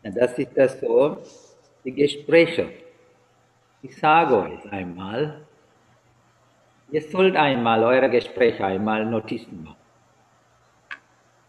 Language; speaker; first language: German; non-native, learner; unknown